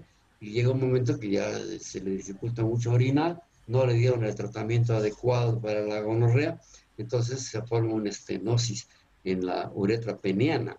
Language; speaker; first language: Spanish; native; Spanish